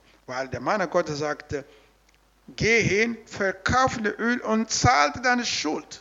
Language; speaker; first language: German; non-native, learner; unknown